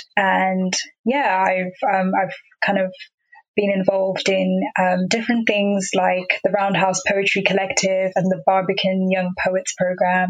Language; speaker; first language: English; non-native, local second language; Xhosa